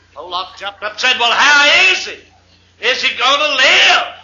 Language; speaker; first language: English; native; English